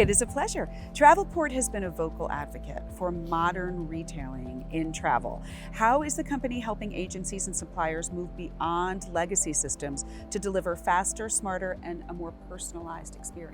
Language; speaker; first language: English; native; English